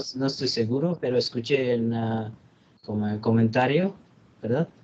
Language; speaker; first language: Spanish; non-native, learner; Bangla